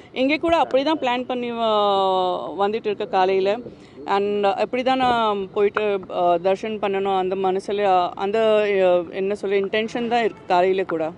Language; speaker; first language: Tamil; non-native, local second language; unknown